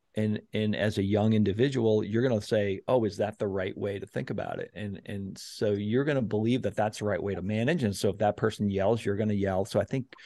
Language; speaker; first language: English; native; English